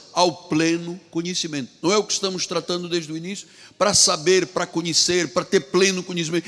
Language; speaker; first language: Portuguese; native; Portuguese